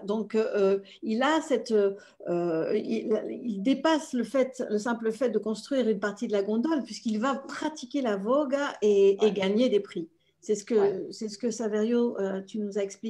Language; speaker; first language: French; native; French